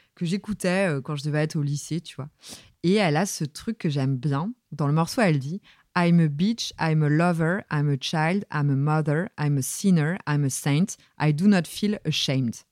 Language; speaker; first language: French; native; French